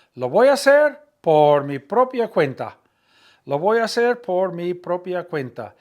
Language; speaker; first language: Spanish; non-native, fluent; English